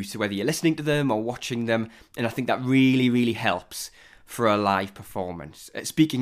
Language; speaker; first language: English; native; English